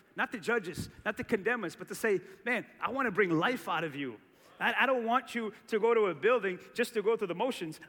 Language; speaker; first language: English; early bilingual, other home language; Portuguese